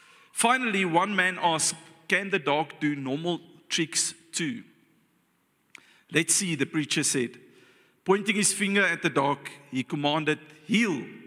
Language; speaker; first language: English; non-native, local second language; Afrikaans